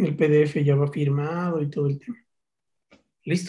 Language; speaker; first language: Spanish; native; Spanish